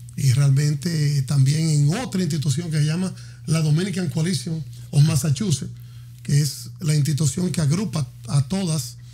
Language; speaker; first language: Spanish; native; Spanish